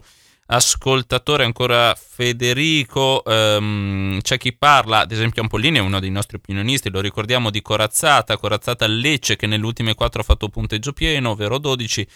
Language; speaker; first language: Italian; native; Italian